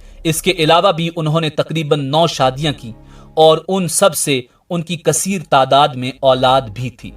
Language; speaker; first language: Urdu; native; Urdu